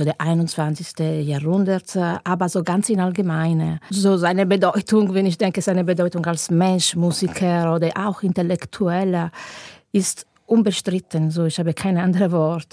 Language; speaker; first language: German; non-native, fluent; Italian